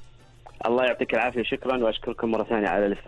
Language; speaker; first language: Arabic; native; Arabic